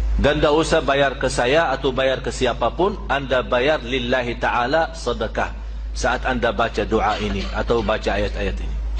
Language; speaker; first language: Malay; non-native, fluent; Arabic